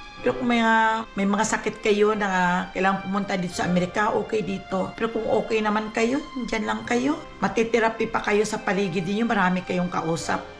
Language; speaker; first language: Filipino; non-native, local second language; Cebuano